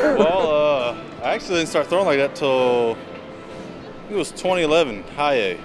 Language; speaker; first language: English; native; English